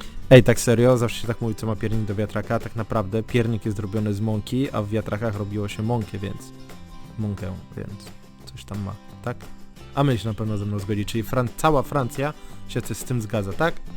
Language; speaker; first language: Polish; native; Polish